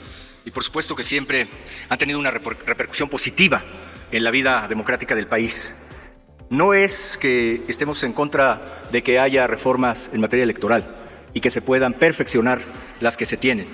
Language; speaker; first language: Spanish; native; Spanish